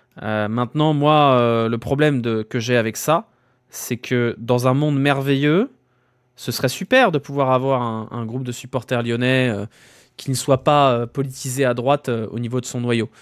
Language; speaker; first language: French; native; French